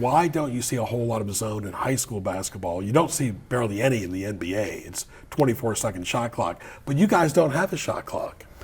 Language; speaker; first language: English; native; English